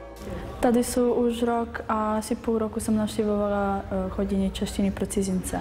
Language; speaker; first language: Czech; non-native, fluent; Persian